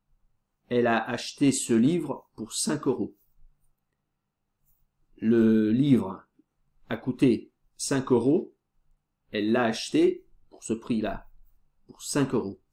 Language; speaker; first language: French; non-native, fluent; Portuguese